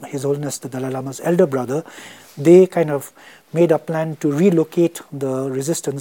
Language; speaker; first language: English; non-native, local second language; Tibetan